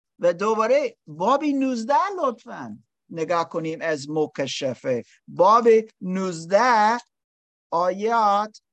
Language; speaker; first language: Persian; non-native, learner; English